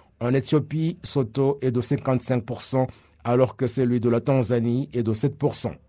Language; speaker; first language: French; non-native, local second language; Kinyarwanda